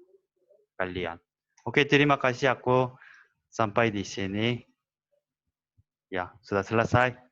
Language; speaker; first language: Indonesian; non-native, learner; Korean